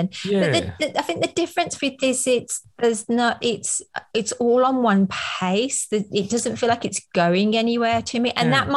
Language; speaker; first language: English; native; English